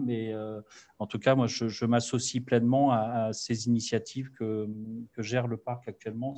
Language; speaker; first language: French; native; French